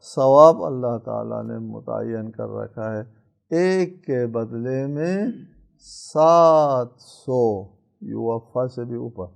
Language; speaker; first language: Urdu; native; Urdu